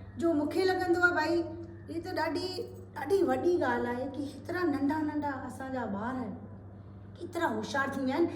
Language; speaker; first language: Sindhi; early bilingual, heritage; Sindhi